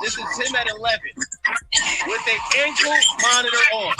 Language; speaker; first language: English; native; English